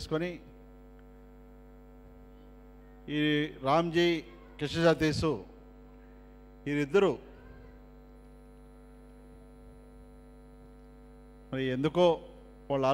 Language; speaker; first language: Telugu; native; Telugu